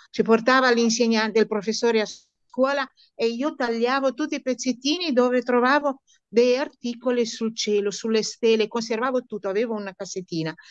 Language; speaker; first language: Italian; non-native, fluent; Romanian